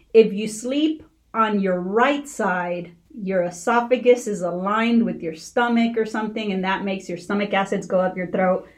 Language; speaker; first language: English; early bilingual, other home language; Spanish